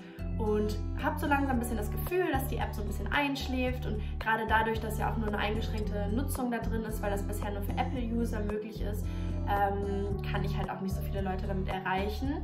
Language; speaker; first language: German; native; German